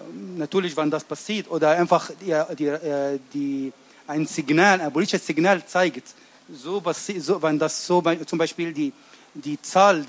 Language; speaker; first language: German; non-native, learner; Arabic